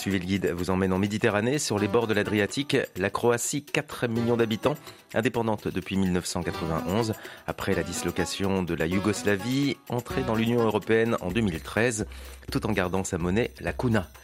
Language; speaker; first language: French; native; French